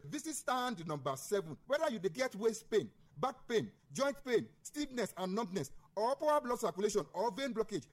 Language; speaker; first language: Nigerian Pidgin; non-native, local second language; Igbo